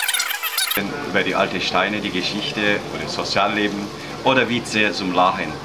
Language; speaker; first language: German; non-native, learner; Turkish